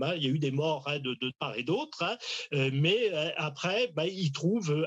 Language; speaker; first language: French; native; French